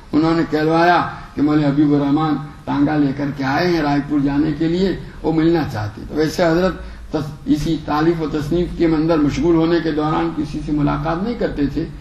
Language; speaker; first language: Urdu; non-native, local second language; Gujarati